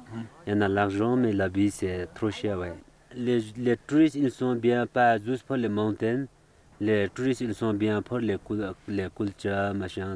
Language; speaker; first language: French; non-native, learner; Sherpa